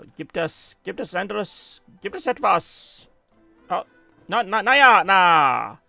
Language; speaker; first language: German; non-native, learner; English